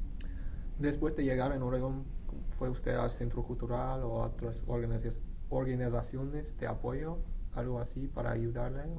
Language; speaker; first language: Spanish; non-native, fluent; English